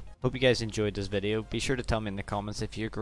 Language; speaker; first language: English; native; English